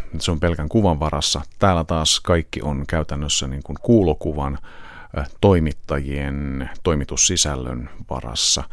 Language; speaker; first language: Finnish; native; Finnish